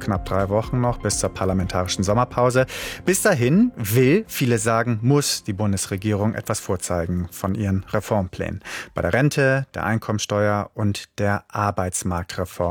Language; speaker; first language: German; native; German